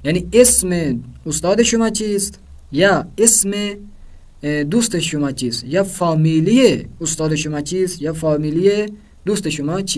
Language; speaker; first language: Persian; non-native, fluent; Urdu